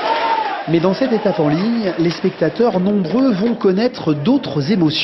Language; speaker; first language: French; native; French